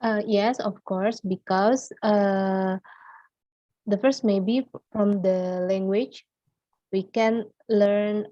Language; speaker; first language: English; non-native, learner; Indonesian